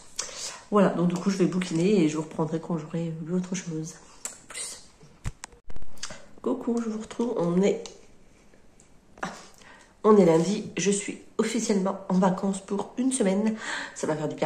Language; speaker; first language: French; native; French